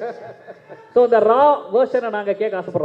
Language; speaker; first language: Tamil; native; Tamil